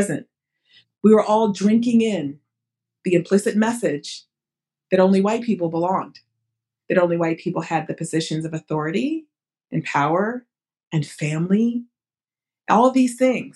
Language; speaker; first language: English; early bilingual, other home language; Portuguese